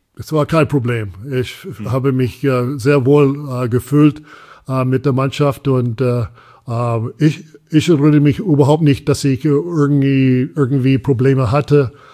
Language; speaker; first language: German; early bilingual, heritage; English